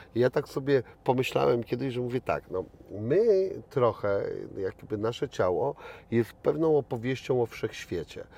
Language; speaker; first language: Polish; native; Polish